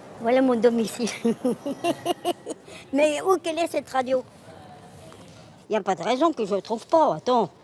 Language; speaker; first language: French; non-native, learner; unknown